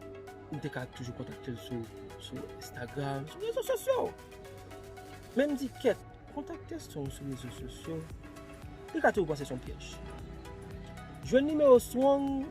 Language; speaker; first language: French; non-native, local second language; Haitian Creole